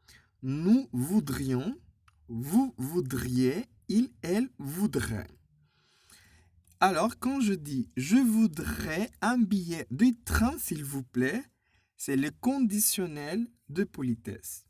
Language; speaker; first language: French; non-native, fluent; Spanish